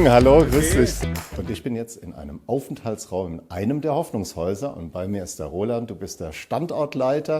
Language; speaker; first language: German; native; German